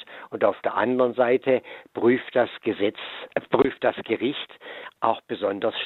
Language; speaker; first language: German; native; German